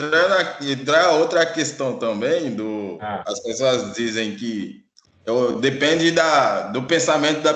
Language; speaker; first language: Portuguese; non-native, fluent; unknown